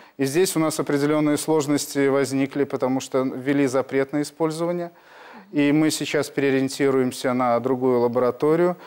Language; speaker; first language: Russian; native; Russian